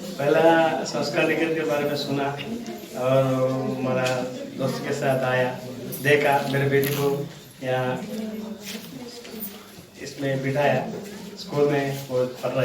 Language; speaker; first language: Hindi; non-native, local second language; Telugu